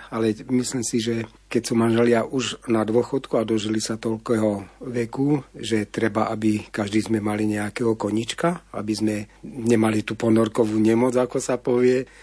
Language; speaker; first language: Slovak; native; Slovak